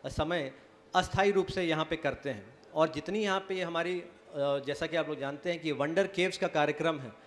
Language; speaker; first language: Hindi; native; Hindi